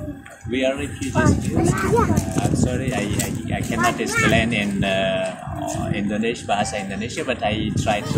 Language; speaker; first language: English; non-native, fluent; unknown